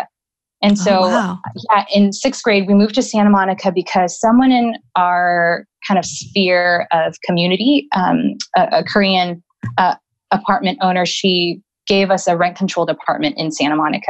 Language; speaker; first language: English; native; English